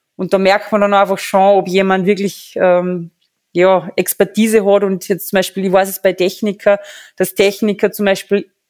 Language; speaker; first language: German; native; German